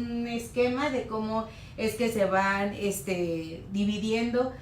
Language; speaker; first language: Spanish; native; Spanish